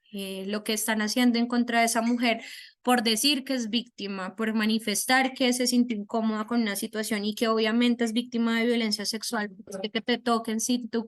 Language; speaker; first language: Spanish; native; Spanish